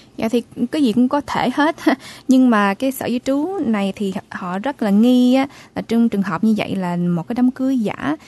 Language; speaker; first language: Vietnamese; early bilingual, heritage; Vietnamese